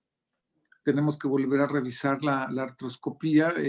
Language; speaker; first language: Spanish; native; Spanish